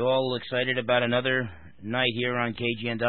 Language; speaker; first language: English; native; English